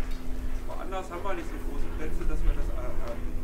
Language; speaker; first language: German; native; German